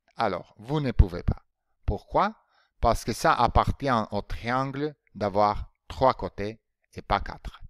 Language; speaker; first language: French; non-native, fluent; Spanish